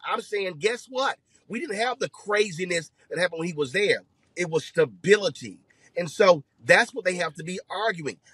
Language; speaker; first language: English; native; English